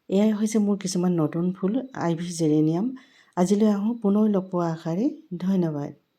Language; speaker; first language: Assamese; native; Assamese